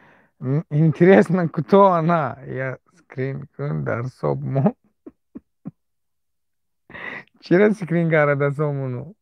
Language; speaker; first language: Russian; non-native, learner; Tajik